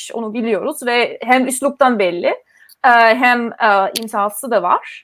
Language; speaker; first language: Turkish; non-native, fluent; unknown